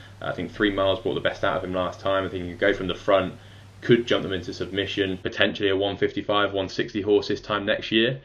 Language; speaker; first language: English; native; English